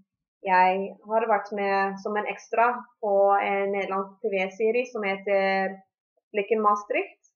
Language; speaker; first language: Norwegian; early bilingual, heritage; Norwegian